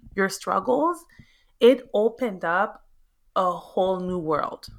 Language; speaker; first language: English; native; English